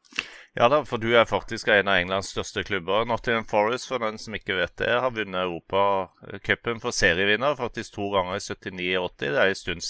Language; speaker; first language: Norwegian; native; Norwegian